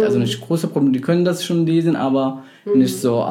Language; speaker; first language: German; non-native, fluent; Arabic